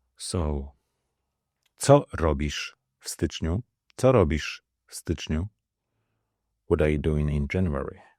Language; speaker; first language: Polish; native; Polish